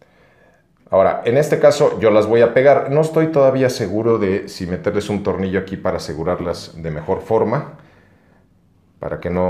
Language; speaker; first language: Spanish; native; Spanish